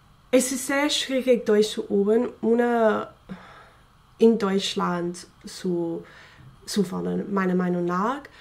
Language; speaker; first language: German; non-native, fluent; English